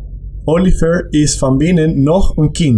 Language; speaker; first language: Dutch; non-native, learner; Spanish